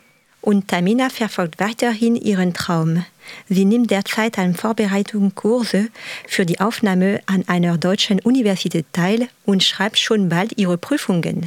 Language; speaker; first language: German; non-native, fluent; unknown